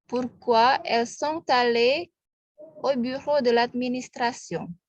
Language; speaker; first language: French; non-native, fluent; Indonesian